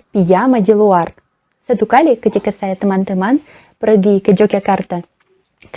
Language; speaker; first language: Indonesian; non-native, learner; Russian